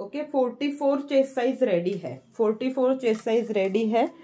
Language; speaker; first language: Hindi; non-native, local second language; Marathi